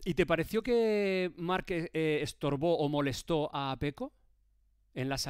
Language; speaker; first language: Spanish; native; Spanish